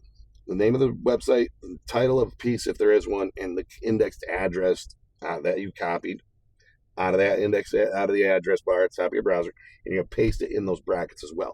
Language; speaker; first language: English; native; English